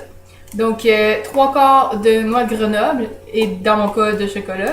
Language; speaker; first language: French; native; French